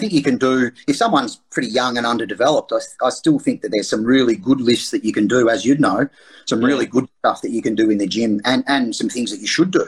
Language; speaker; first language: English; native; English